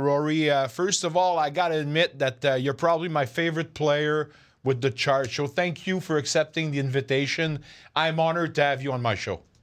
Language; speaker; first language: English; non-native, fluent; French